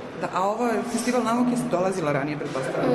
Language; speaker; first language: Serbian; native; Serbian